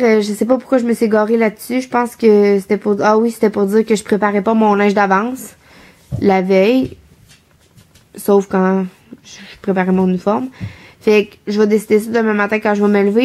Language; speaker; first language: French; native; French